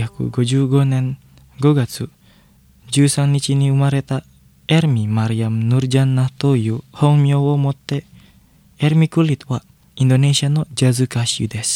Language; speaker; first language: Japanese; non-native, fluent; Indonesian